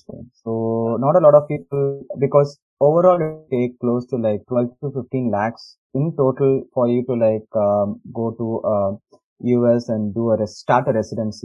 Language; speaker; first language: English; non-native, local second language; Tamil